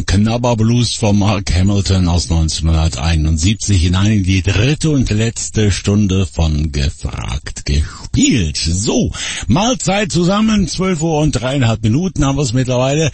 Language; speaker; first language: German; native; German